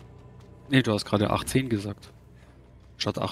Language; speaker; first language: German; native; German